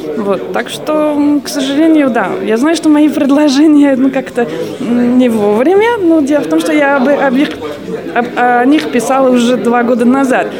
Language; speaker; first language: Russian; non-native, fluent; French